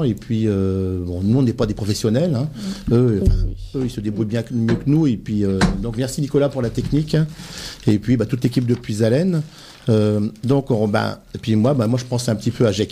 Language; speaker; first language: French; native; French